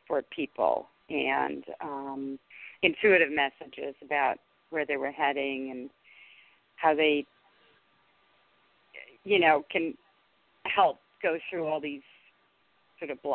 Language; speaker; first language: English; non-native, fluent; Danish